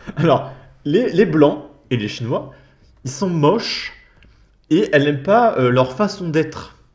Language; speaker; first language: French; native; French